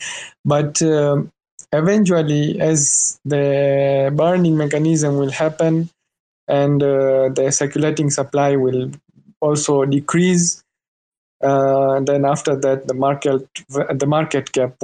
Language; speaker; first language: English; non-native, local second language; Swahili